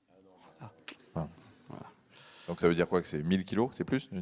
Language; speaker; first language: French; native; French